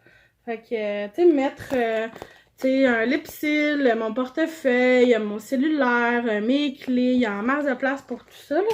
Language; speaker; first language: French; native; French